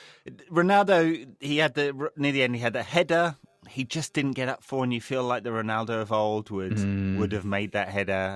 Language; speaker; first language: English; native; English